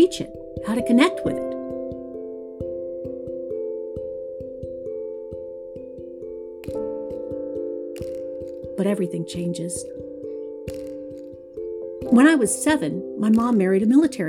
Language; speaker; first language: English; native; English